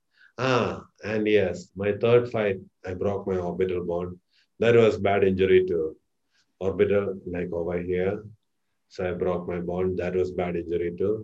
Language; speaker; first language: English; non-native, local second language; Malayalam